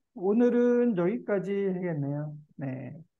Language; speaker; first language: Korean; native; Korean